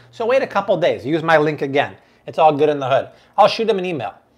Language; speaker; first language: English; native; English